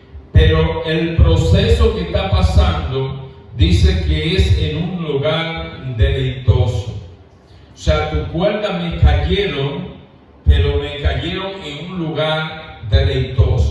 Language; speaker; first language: Spanish; native; Spanish